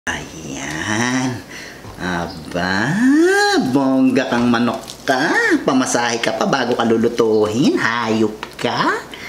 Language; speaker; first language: Filipino; non-native, local second language; Iloko